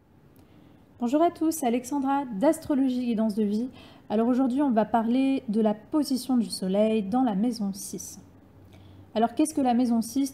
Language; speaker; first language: French; native; French